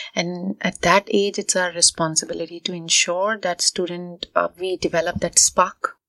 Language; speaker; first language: English; non-native, local second language; Hindi